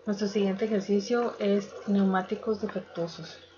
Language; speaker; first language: Spanish; native; Spanish